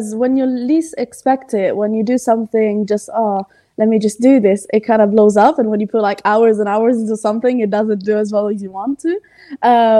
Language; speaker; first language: English; non-native, fluent; Italian